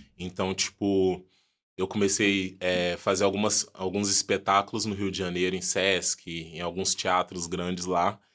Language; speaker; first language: Portuguese; early bilingual, other home language; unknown